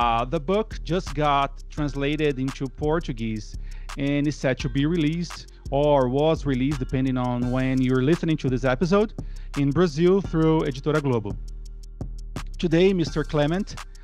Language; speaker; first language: English; non-native, fluent; Portuguese